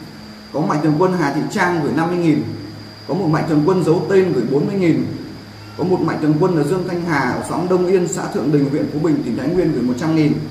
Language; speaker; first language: Vietnamese; native; Vietnamese